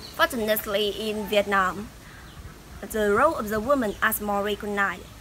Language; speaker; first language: English; non-native, fluent; Vietnamese